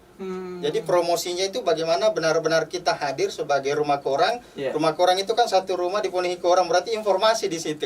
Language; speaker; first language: Indonesian; native; Indonesian